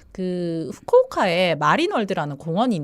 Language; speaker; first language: Korean; native; Korean